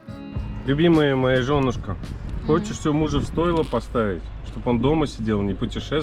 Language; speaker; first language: Russian; native; Russian